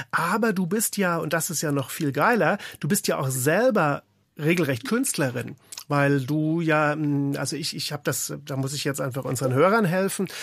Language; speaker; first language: German; native; German